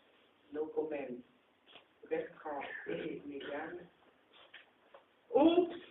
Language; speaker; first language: French; native; French